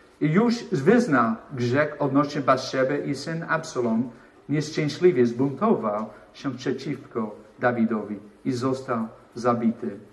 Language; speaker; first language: Polish; non-native, fluent; English